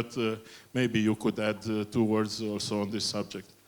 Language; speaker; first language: English; non-native, fluent; Romanian